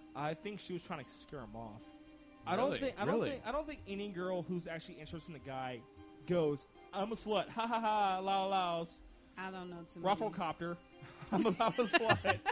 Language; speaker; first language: English; native; English